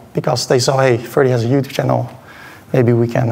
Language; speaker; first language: English; non-native, fluent; Dutch